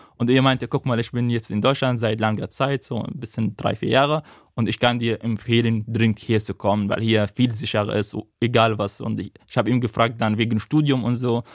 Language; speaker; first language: German; non-native, fluent; Arabic